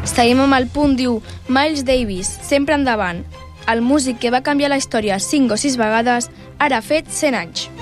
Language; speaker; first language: Catalan; native; Catalan